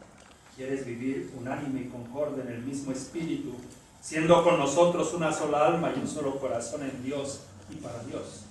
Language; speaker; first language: Spanish; native; Spanish